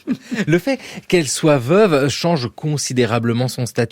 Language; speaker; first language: French; native; French